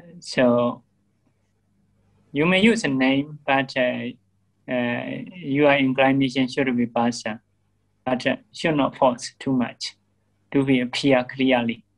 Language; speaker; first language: English; non-native, learner; Burmese